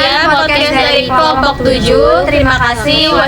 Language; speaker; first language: Indonesian; native; Indonesian